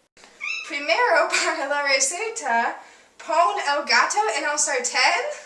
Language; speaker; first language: Spanish; non-native, learner; English